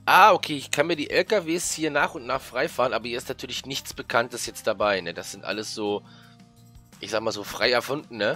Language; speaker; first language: German; native; German